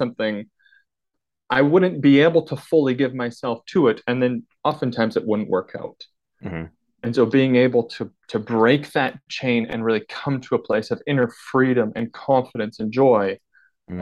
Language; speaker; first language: English; native; English